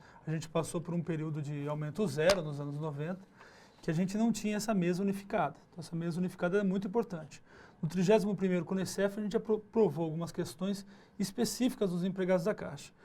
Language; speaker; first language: Portuguese; native; Portuguese